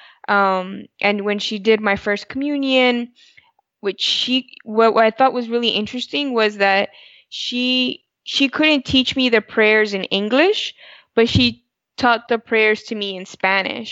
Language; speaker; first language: English; early bilingual, other home language; Spanish